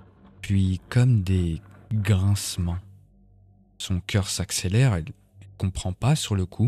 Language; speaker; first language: French; native; French